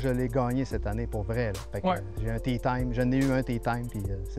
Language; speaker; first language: French; native; French